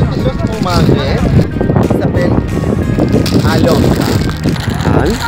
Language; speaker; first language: French; non-native, fluent; Russian